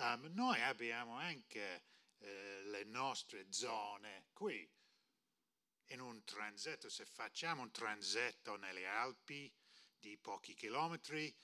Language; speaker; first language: Italian; non-native, fluent; English